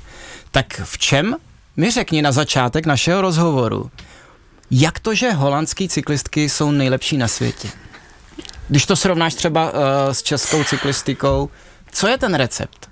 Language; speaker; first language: Czech; native; Czech